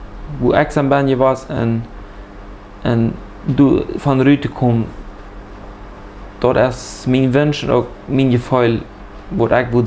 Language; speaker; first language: German; early bilingual, heritage; Plautdietsch